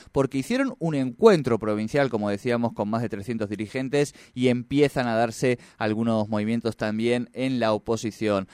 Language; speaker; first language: Spanish; native; Spanish